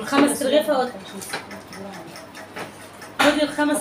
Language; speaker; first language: Arabic; native; Arabic